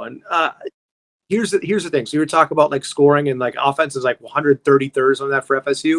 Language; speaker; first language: English; native; English